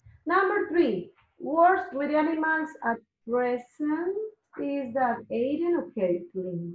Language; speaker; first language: English; non-native, learner; Spanish